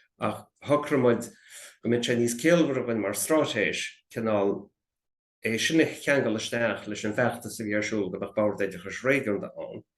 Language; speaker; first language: Irish; native; Irish